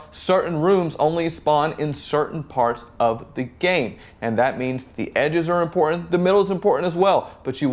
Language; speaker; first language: English; native; English